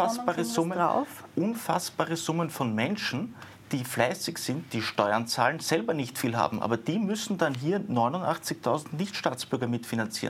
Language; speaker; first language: German; native; German